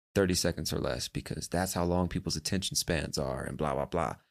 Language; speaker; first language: English; native; English